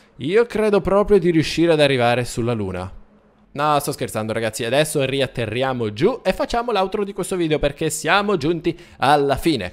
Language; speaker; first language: Italian; native; Italian